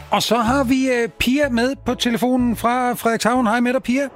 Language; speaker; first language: Danish; native; Danish